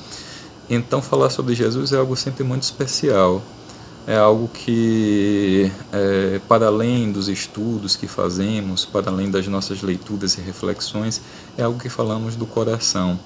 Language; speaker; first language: Portuguese; native; Portuguese